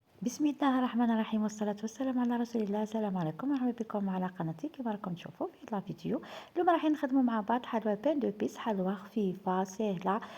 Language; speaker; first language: Arabic; native; Arabic